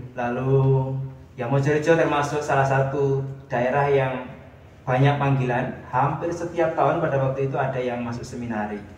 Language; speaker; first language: Indonesian; native; Indonesian